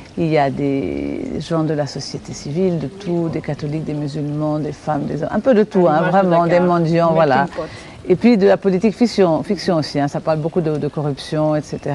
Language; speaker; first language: French; native; French